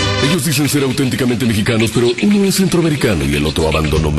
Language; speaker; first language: Spanish; native; Spanish